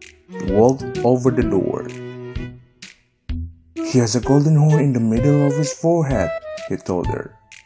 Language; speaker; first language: English; non-native, fluent; Indonesian